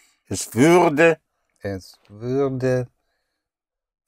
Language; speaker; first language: German; non-native, learner; English